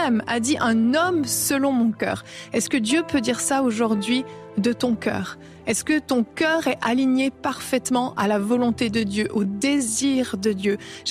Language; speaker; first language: French; native; French